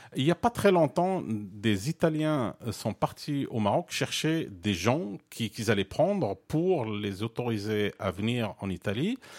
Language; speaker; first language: French; non-native, local second language; Arabic